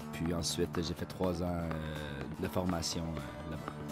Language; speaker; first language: French; native; French